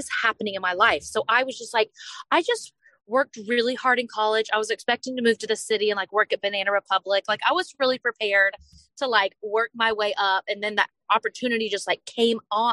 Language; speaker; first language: English; native; English